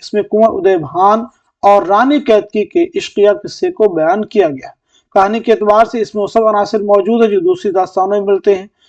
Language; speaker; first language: Urdu; native; Urdu